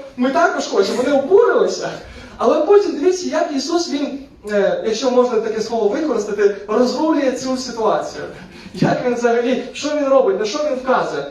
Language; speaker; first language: Ukrainian; non-native, local second language; Russian